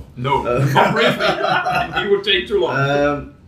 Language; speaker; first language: English; non-native, fluent; German